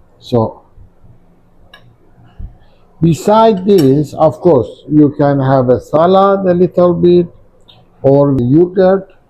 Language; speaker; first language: English; non-native, learner; Persian